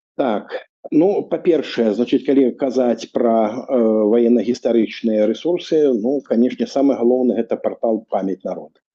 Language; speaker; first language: Belarusian; non-native, local second language; Russian